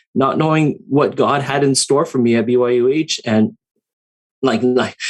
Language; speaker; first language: English; native; English